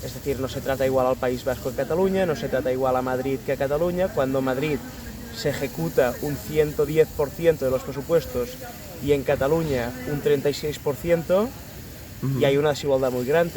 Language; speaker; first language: Spanish; non-native, local second language; Catalan